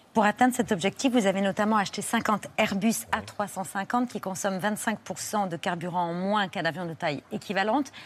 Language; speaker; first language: French; native; French